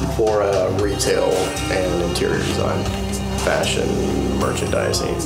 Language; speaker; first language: English; native; English